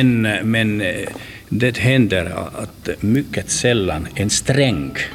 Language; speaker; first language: Swedish; non-native, learner; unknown